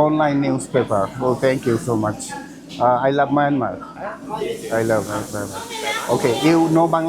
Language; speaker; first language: English; non-native, learner; Bangla